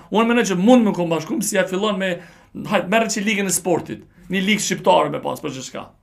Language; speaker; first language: Albanian; early bilingual, heritage; Albanian